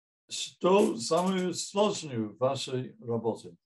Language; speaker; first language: Russian; non-native, fluent; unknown